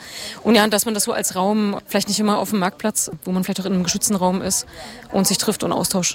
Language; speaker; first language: German; native; German